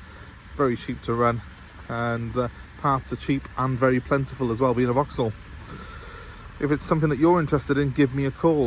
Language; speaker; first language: English; native; English